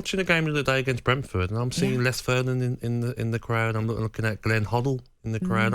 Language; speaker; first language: English; native; English